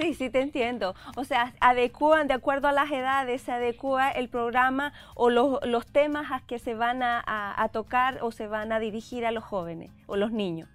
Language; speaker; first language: Spanish; native; Spanish